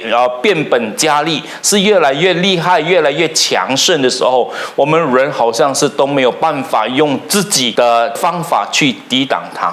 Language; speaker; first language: Chinese; native; Chinese